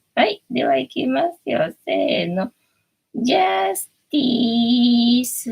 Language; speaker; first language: Japanese; native; Japanese